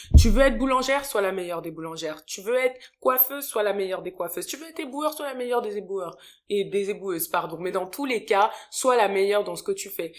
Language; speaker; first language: French; native; French